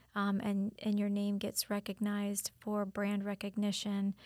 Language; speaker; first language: English; native; English